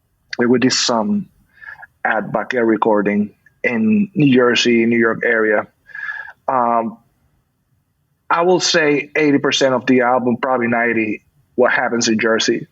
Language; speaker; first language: English; non-native, fluent; Spanish